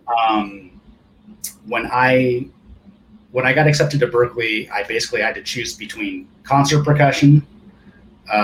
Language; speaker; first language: English; early bilingual, other home language; Japanese